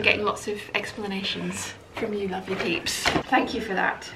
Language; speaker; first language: English; native; English